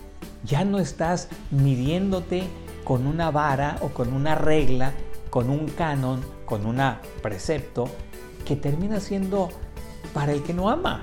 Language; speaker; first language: Spanish; native; Spanish